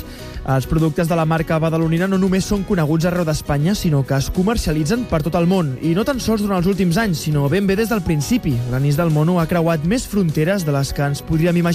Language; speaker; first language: Catalan; native; Catalan